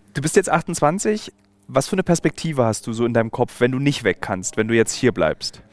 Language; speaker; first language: German; native; German